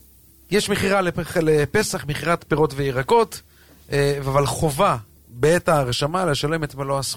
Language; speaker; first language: Hebrew; native; Hebrew